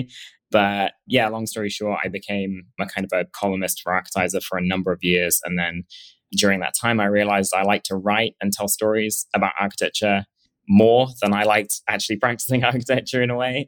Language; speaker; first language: English; native; English